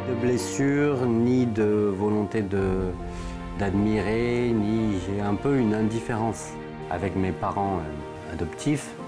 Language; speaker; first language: French; native; French